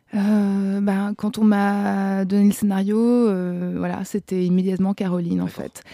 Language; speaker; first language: French; non-native, fluent; German